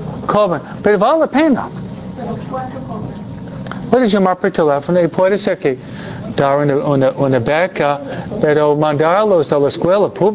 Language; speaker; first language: Spanish; non-native, fluent; English